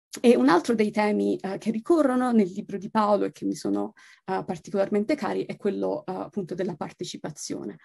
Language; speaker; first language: Italian; native; Italian